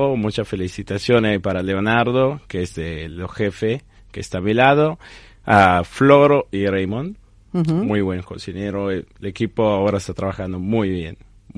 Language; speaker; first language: Spanish; non-native, fluent; Italian